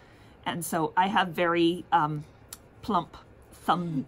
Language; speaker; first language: English; native; English